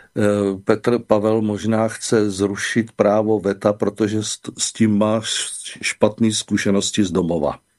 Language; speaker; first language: Czech; native; Czech